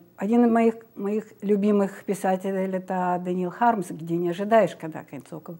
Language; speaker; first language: Russian; native; Russian